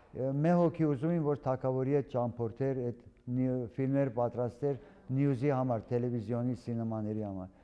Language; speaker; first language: Armenian; early bilingual, heritage; Armenian